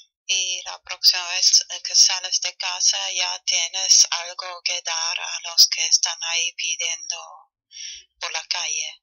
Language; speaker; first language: Spanish; non-native, fluent; German